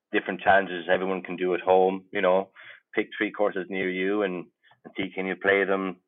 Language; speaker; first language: English; native; English